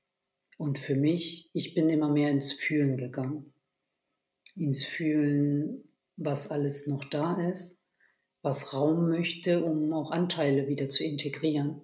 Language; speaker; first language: German; early bilingual, other home language; Turkish